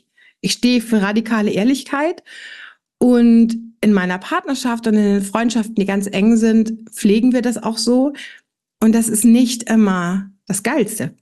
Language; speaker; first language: German; native; German